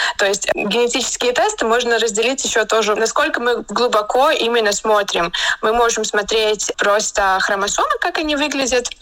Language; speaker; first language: Russian; native; Russian